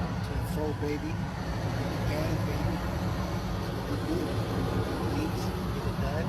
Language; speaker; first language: English; native; English